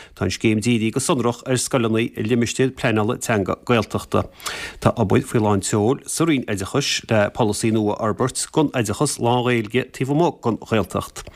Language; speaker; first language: Irish; native; Irish